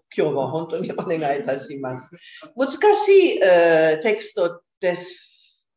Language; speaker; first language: Japanese; non-native, fluent; German